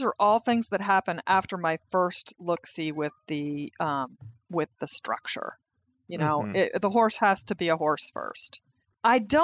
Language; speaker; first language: English; native; English